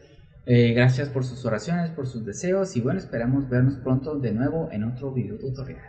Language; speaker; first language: Spanish; native; Spanish